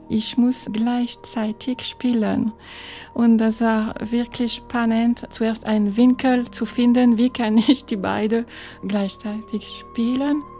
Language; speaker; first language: German; non-native, fluent; French